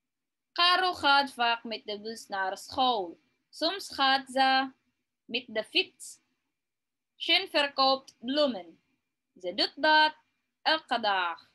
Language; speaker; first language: Dutch; non-native, learner; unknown